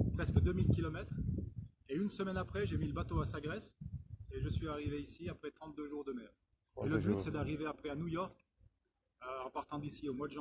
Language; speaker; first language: French; native; French